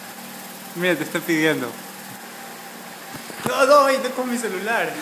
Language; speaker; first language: Spanish; native; Spanish